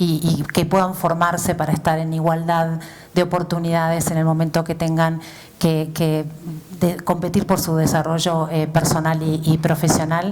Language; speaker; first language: Spanish; native; Spanish